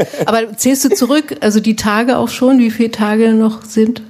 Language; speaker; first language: German; native; German